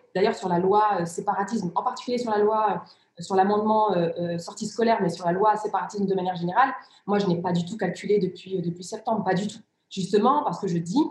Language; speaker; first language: French; early bilingual, other home language; Riffian